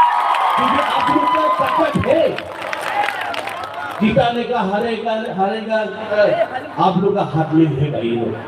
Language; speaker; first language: Hindi; non-native, local second language; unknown